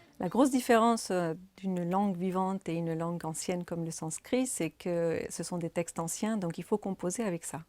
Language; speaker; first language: French; native; French